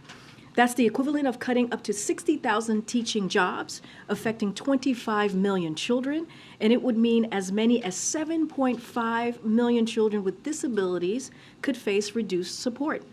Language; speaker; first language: English; native; English